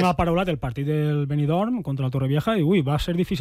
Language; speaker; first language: Catalan; native; Catalan